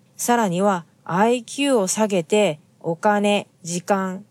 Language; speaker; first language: Japanese; native; Japanese